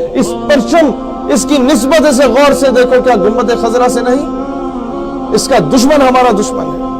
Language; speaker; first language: Urdu; non-native, local second language; Punjabi